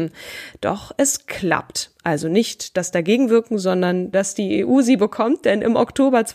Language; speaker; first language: German; native; German